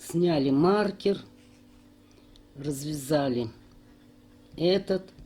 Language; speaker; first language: Russian; native; Russian